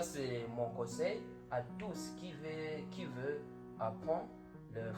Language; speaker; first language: French; non-native, learner; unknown